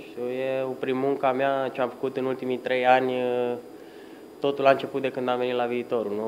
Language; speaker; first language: Romanian; early bilingual, heritage; Romanian